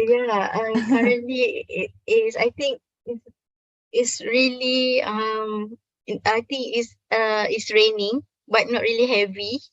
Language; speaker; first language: English; non-native, fluent; Malay